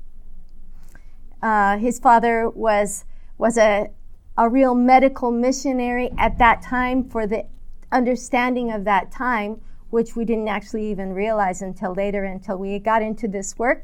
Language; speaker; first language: English; native; English